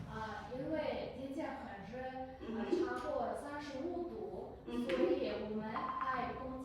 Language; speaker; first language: Chinese; non-native, learner; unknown